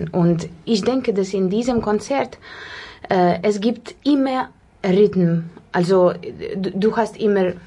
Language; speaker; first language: German; non-native, fluent; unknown